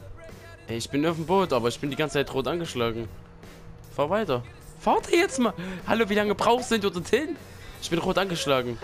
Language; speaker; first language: German; native; German